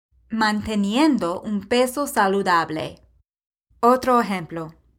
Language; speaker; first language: Spanish; non-native, fluent; English